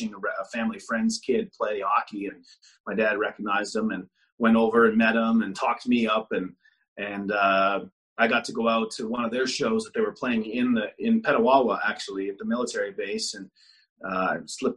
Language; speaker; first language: English; native; English